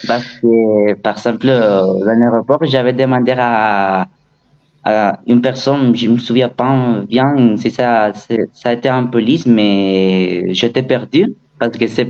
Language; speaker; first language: French; non-native, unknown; Spanish